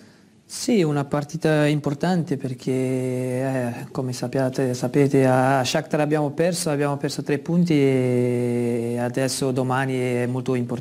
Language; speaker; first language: Italian; non-native, fluent; Dutch